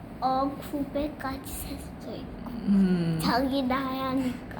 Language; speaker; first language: Korean; early bilingual, heritage; Korean